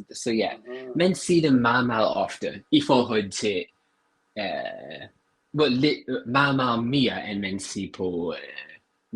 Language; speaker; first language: Danish; non-native, fluent; English